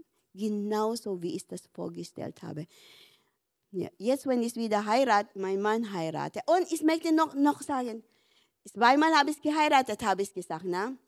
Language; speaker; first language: German; non-native, learner; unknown